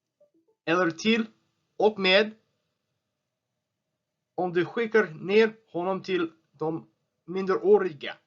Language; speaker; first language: Swedish; non-native, learner; English